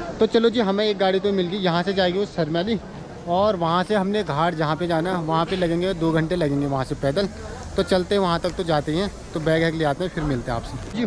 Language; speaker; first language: Hindi; native; Hindi